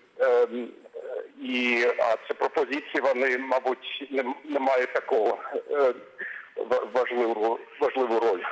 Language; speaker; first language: Ukrainian; non-native, fluent; German